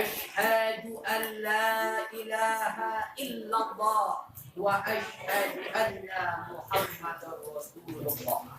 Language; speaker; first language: Arabic; non-native, learner; Indonesian